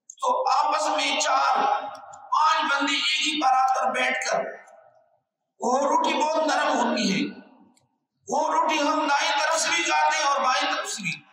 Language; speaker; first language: Urdu; non-native, local second language; Pashto